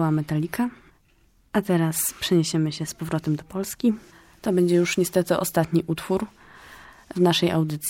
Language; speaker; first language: Polish; native; Polish